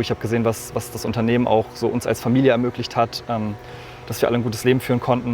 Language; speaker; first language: German; native; German